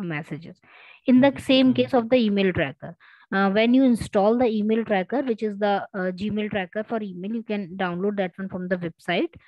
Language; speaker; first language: English; non-native, local second language; Hindi